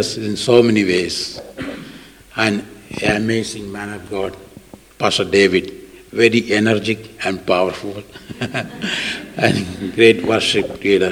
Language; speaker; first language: English; non-native, local second language; Malayalam